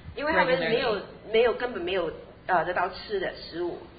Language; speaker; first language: Chinese; native; Chinese